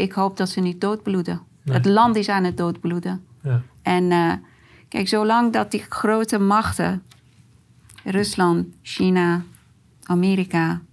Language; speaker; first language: Dutch; non-native, fluent; Persian